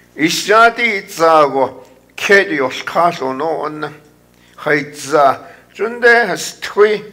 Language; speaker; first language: English; non-native, local second language; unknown